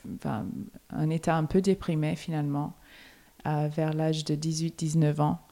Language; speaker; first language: French; non-native, fluent; English